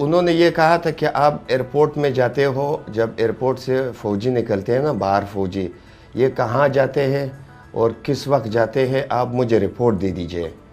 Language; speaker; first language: Hindi; non-native, fluent; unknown